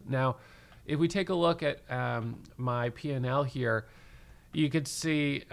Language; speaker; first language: English; native; English